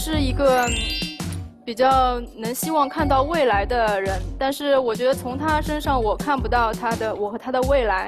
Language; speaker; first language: Chinese; native; Chinese